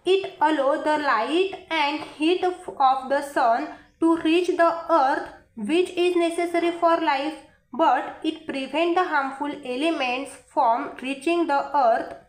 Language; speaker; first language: English; non-native, local second language; Marathi